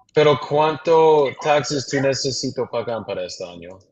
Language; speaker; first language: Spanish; non-native, learner; English